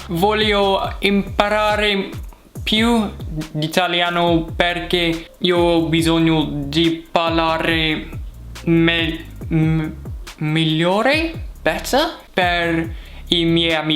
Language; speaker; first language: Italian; non-native, learner; English